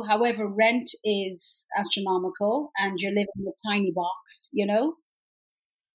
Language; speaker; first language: English; native; English